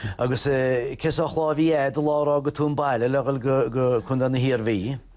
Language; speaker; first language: Irish; native; Irish